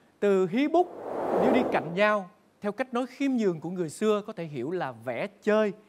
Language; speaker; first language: Vietnamese; native; Vietnamese